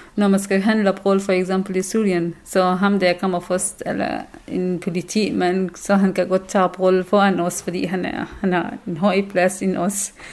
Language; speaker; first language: Danish; non-native, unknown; Kurdish